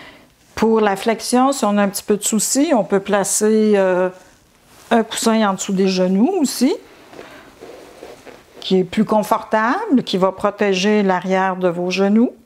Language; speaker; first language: French; native; French